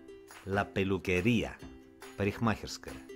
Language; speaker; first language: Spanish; non-native, fluent; Russian